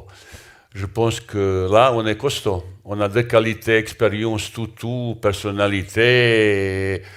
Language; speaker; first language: French; non-native, learner; Bosnian